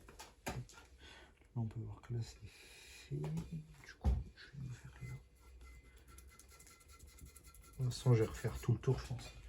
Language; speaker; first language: French; native; French